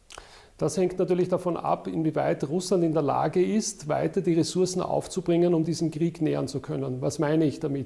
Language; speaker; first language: German; native; German